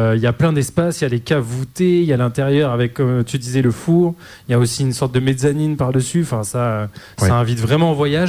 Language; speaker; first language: French; native; French